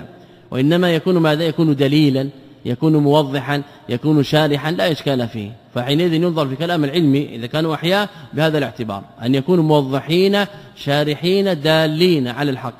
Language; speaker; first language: Arabic; native; Arabic